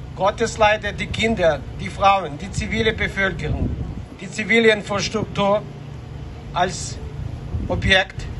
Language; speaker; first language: German; non-native, fluent; Ukrainian